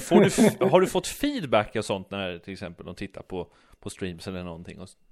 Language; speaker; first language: Swedish; native; Swedish